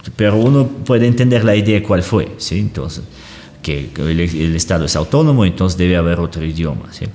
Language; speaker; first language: Spanish; non-native, fluent; Russian